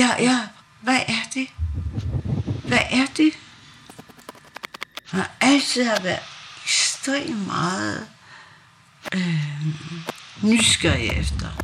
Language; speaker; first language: Danish; non-native, local second language; Kalaallisut